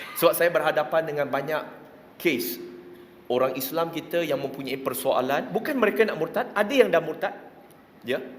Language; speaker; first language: Malay; non-native, local second language; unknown